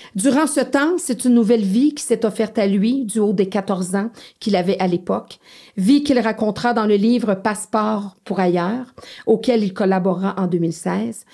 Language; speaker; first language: French; native; French